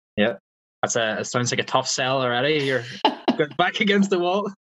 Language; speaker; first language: English; native; English